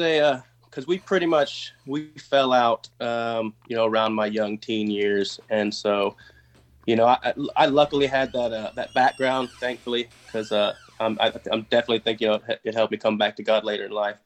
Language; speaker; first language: English; native; English